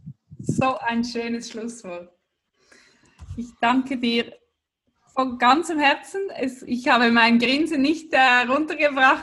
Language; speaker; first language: German; native; German